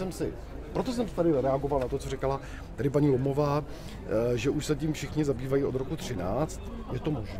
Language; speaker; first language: Czech; native; Czech